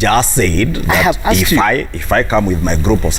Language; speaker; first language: English; non-native, local second language; Kikuyu